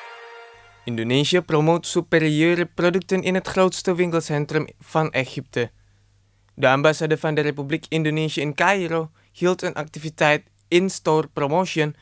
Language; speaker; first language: Dutch; non-native, fluent; Indonesian